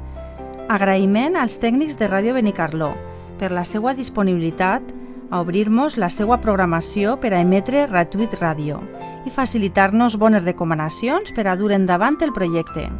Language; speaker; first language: Catalan; native; Catalan